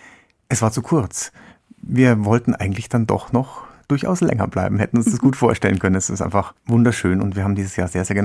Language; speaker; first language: German; native; German